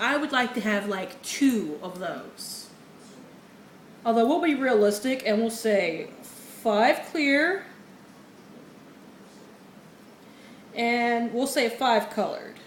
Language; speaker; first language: English; native; English